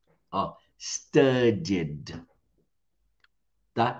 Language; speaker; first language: English; non-native, fluent; Portuguese